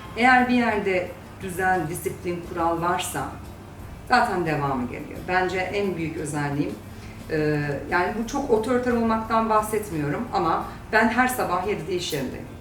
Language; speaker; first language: Turkish; early bilingual, heritage; Turkish